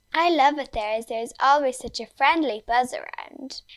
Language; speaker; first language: English; native; English